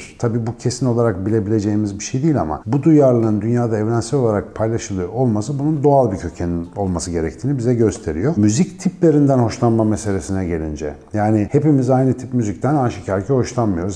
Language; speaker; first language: Turkish; native; Turkish